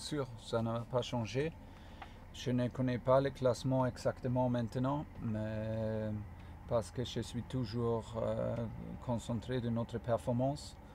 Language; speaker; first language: French; non-native, fluent; German